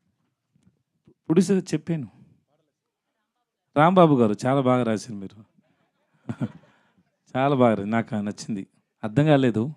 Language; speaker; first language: Telugu; non-native, learner; Tamil